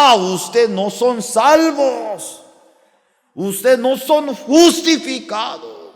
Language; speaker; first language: Spanish; non-native, learner; Korean